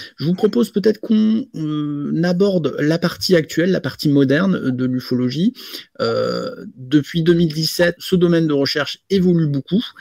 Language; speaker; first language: French; native; French